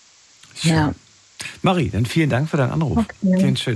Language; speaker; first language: German; native; German